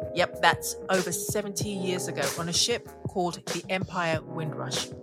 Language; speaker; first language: English; native; English